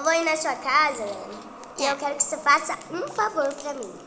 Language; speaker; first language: Portuguese; native; Portuguese